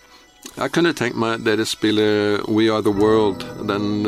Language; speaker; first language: Norwegian; non-native, fluent; English